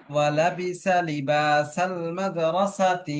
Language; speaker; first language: Arabic; non-native, fluent; Bangla